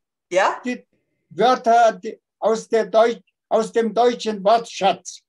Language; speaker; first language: German; non-native, fluent; Tuvinian